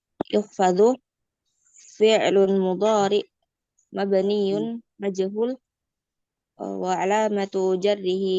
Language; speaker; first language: Arabic; non-native, learner; Indonesian